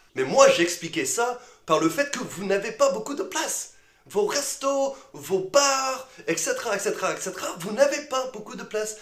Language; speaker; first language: French; non-native, fluent; English